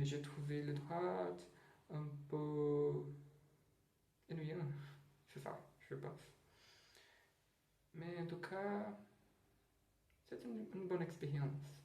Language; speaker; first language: French; non-native, learner; Portuguese